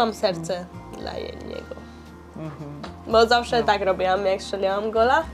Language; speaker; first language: Polish; early bilingual, heritage; Polish